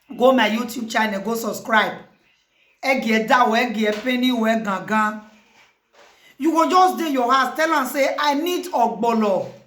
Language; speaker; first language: Nigerian Pidgin; non-native, local second language; Bini